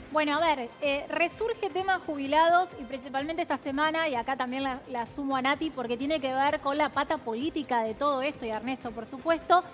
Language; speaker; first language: Spanish; native; Spanish